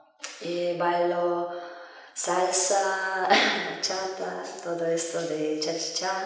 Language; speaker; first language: Spanish; non-native, learner; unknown